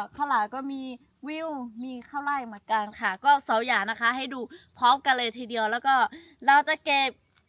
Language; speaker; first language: Thai; non-native, local second language; Lahu